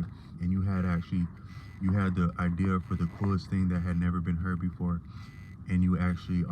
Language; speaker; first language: English; native; English